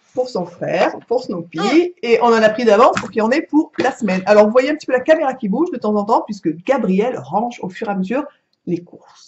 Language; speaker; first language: French; native; French